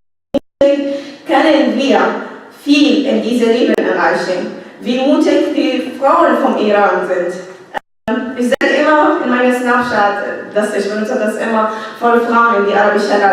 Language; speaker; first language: German; non-native, learner; Arabic